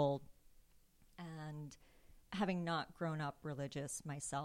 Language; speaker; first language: English; native; English